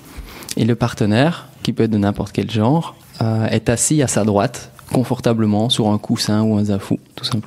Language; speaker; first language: French; native; French